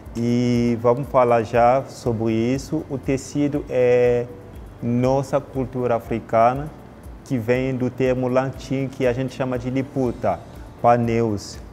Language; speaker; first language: Portuguese; non-native, fluent; Lingala